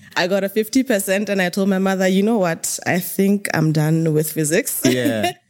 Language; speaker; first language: English; non-native, local second language; Tswana